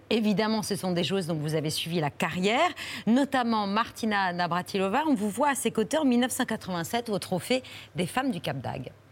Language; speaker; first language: French; native; French